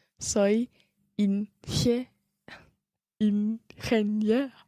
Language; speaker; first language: Spanish; non-native, learner; English